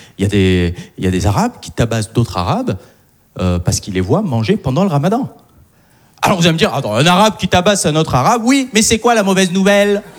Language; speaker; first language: French; early bilingual, other home language; Arabic